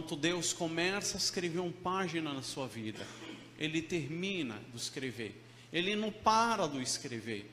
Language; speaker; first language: Portuguese; non-native, fluent; Arabic